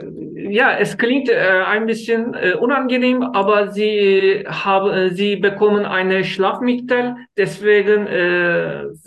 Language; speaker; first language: German; non-native, learner; Turkish